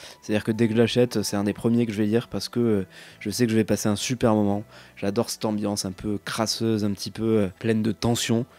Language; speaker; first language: French; native; French